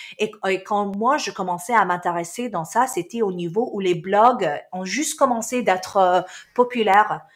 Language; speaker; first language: French; non-native, local second language; Arabic